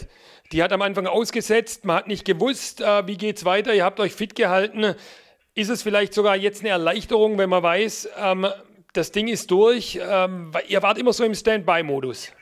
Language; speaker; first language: German; native; German